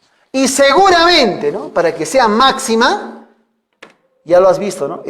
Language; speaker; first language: Spanish; native; Spanish